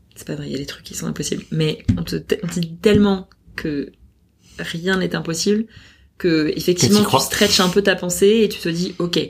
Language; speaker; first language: French; native; French